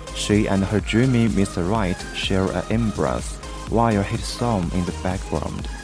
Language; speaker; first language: English; non-native, fluent; Chinese